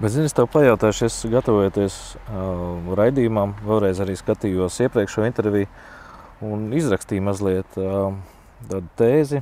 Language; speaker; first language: Latvian; native; Latvian